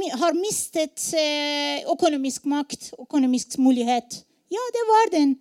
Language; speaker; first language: Norwegian; non-native, learner; Persian